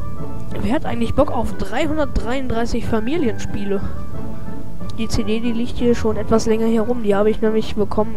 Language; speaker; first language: German; native; German